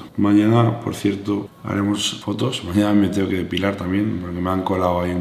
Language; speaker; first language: Spanish; native; Spanish